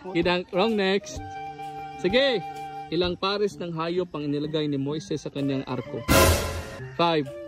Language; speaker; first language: Filipino; non-native, local second language; Cebuano